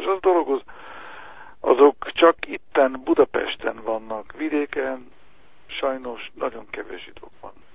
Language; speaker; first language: Hungarian; early bilingual, heritage; Hungarian